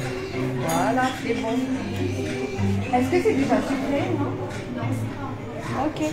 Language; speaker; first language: French; non-native, local second language; Malagasy